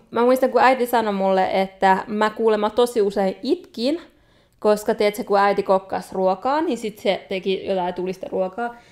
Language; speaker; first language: Finnish; early bilingual, other home language; Nepali